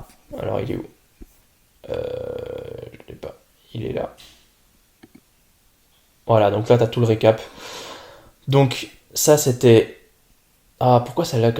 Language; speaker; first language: French; native; French